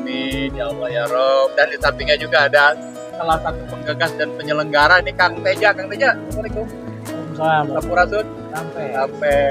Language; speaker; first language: Indonesian; native; Indonesian